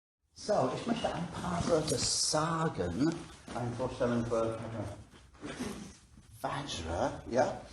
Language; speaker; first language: German; non-native, learner; English